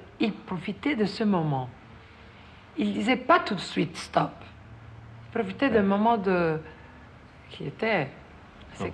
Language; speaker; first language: French; non-native, fluent; Italian